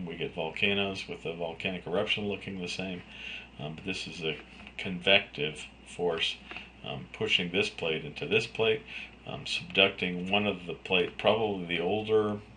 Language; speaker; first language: English; native; English